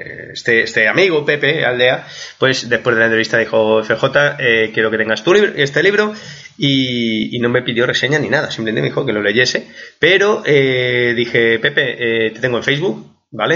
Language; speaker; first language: Spanish; native; Spanish